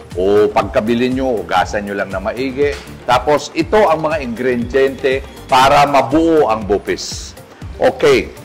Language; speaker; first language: Filipino; non-native, local second language; Bikol